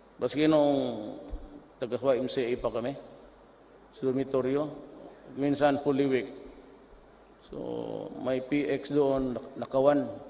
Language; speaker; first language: Filipino; non-native, local second language; Cebuano